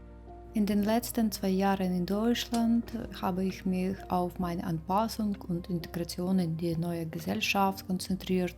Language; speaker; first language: German; non-native, learner; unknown